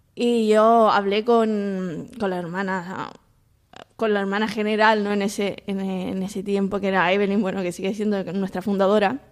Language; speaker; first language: Spanish; native; Spanish